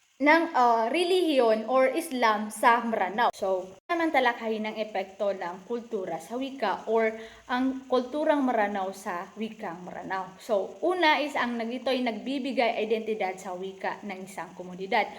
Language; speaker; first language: Filipino; early bilingual, other home language; Maranao